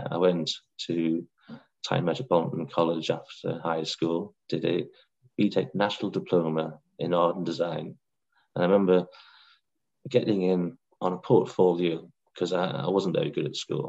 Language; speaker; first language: English; native; English